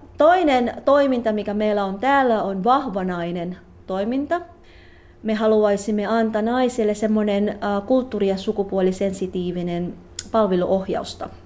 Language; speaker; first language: Finnish; non-native, fluent; Filipino